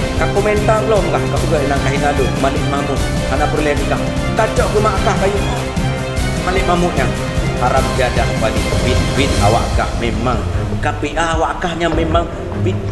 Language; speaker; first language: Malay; non-native, local second language; Achinese